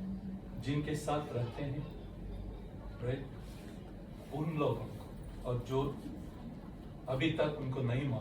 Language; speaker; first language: Hindi; non-native, local second language; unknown